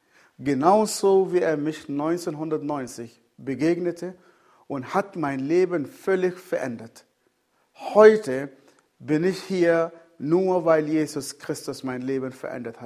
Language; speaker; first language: German; non-native, fluent; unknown